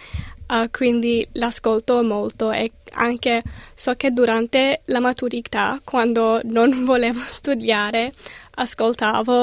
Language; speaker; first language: Italian; non-native, learner; English